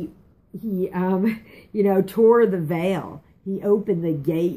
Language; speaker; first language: English; native; English